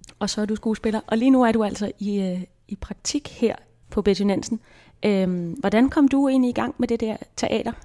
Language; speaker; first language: Danish; native; Danish